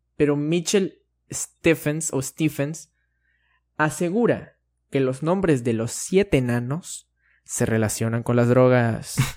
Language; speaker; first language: Spanish; native; Spanish